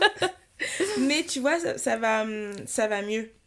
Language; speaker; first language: French; native; French